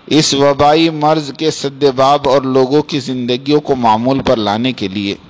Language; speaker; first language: Urdu; native; Urdu